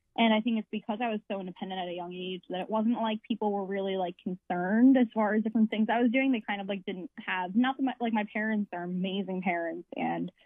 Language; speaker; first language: English; native; English